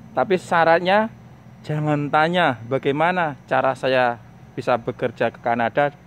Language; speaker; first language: Indonesian; native; Indonesian